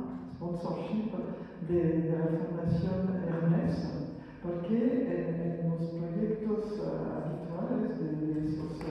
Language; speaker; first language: Spanish; non-native, fluent; French